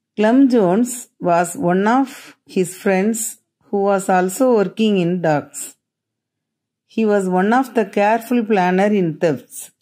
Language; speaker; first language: English; non-native, local second language; Tamil